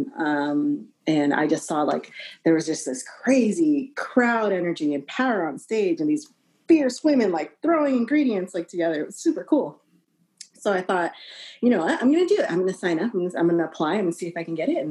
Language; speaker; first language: English; early bilingual, other home language; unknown